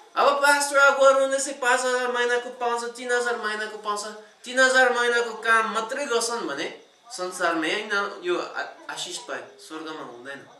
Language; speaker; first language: Nepali; non-native, fluent; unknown